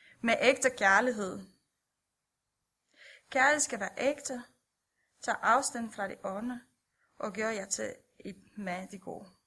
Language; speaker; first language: Danish; non-native, fluent; Romanian